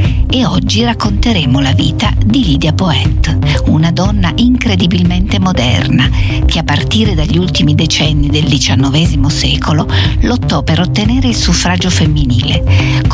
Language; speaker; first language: Italian; native; Italian